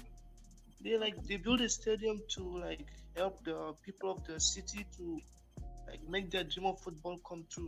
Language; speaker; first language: English; non-native, local second language; Hausa